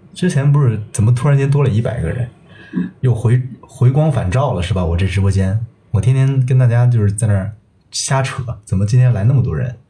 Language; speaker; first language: Chinese; non-native, local second language; Cantonese